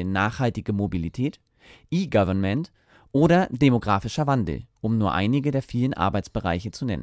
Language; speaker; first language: German; native; German